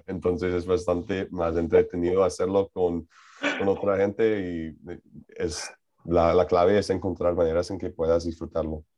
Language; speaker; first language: Spanish; non-native, learner; English